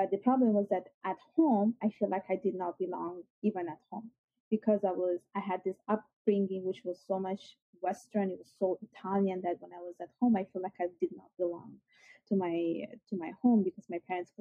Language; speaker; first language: English; non-native, fluent; Italian